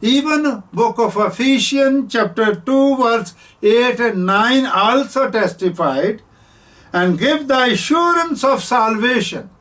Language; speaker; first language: English; non-native, local second language; Punjabi